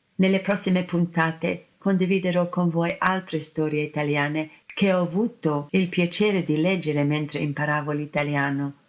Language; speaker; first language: Italian; non-native, fluent; English